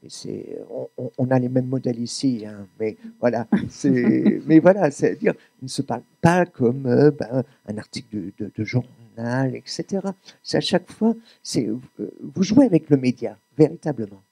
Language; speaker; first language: French; native; French